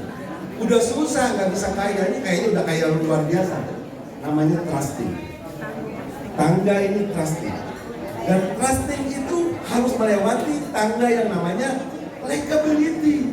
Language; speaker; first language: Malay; non-native, local second language; Sundanese